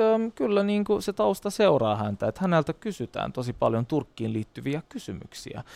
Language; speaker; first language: Finnish; non-native, fluent; Turkish